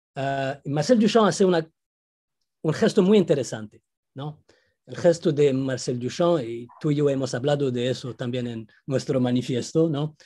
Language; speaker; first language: Spanish; non-native, fluent; Arabic